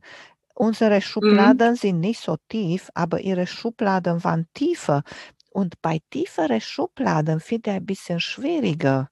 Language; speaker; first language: German; non-native, fluent; Romanian